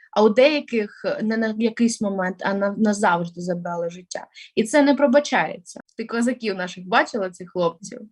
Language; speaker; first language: Ukrainian; non-native, local second language; Russian